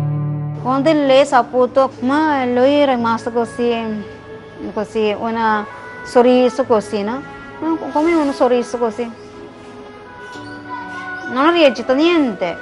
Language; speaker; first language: Italian; non-native, learner; Malayalam